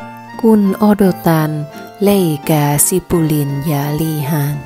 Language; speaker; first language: Finnish; non-native, learner; Vietnamese